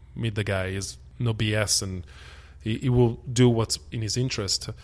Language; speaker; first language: English; early bilingual, other home language; Italian